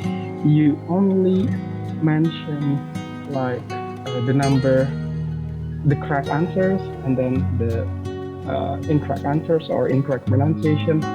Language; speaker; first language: English; non-native, fluent; Indonesian